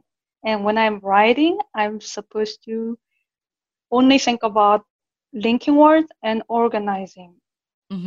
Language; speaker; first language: English; non-native, fluent; Korean